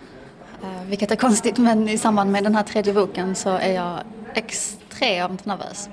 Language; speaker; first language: Swedish; early bilingual, other home language; Persian